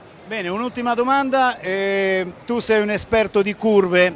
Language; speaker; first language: Italian; native; Italian